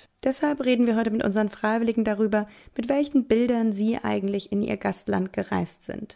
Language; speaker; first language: German; native; German